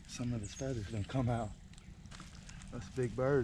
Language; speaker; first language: English; native; English